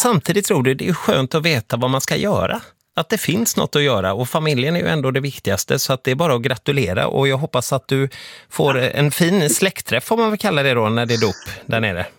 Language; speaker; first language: Swedish; native; Swedish